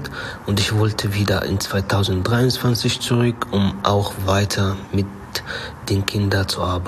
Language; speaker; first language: German; non-native, learner; Arabic